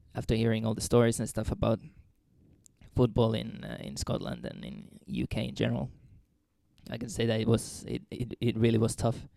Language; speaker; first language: English; non-native, fluent; Finnish